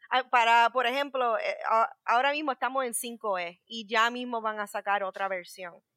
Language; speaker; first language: Spanish; native; Spanish